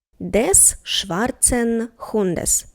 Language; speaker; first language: German; non-native, fluent; Ukrainian